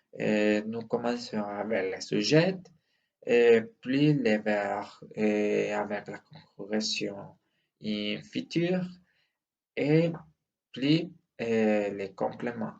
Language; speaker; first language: French; non-native, learner; Spanish